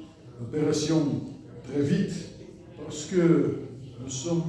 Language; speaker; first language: French; non-native, learner; Russian